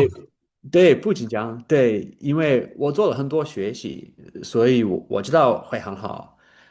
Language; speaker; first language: Chinese; non-native, learner; English